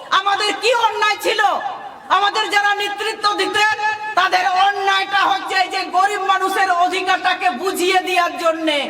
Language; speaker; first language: Bangla; non-native, local second language; Santali